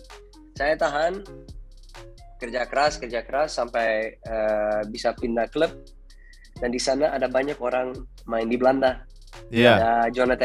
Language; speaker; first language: Indonesian; non-native, fluent; Dutch